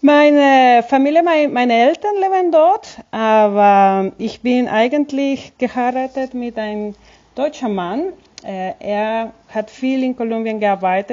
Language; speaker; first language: German; non-native, fluent; Spanish